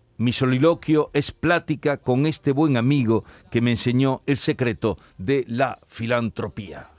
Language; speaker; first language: Spanish; native; Spanish